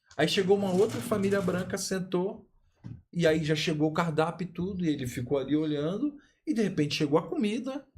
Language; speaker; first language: Portuguese; native; Portuguese